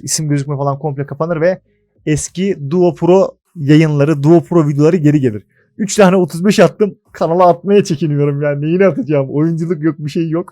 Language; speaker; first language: Turkish; native; Turkish